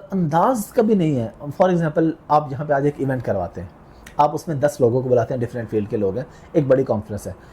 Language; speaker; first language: Urdu; non-native, local second language; Saraiki